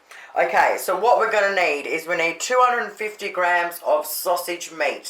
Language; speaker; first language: English; native; English